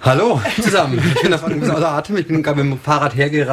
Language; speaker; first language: German; native; German